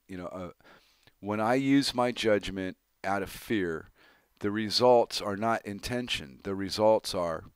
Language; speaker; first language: English; native; English